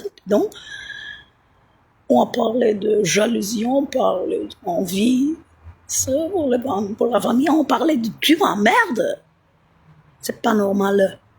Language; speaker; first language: French; non-native, fluent; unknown